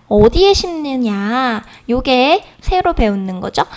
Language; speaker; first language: Korean; native; Korean